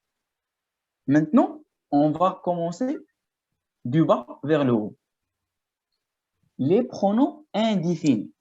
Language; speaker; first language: French; non-native, fluent; Arabic